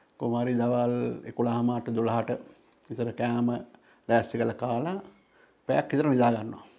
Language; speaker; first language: Sinhala; non-native, local second language; Tamil